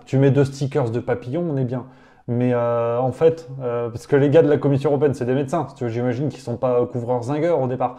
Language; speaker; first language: French; native; French